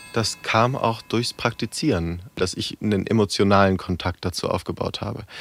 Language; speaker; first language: German; native; German